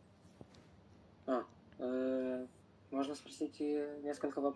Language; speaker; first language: Russian; non-native, local second language; Romanian